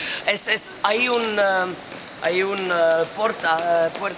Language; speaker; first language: Spanish; non-native, learner; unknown